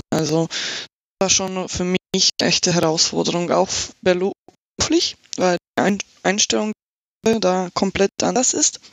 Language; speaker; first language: German; non-native, fluent; Slovak